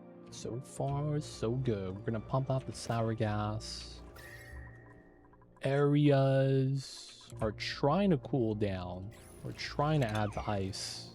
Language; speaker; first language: English; native; English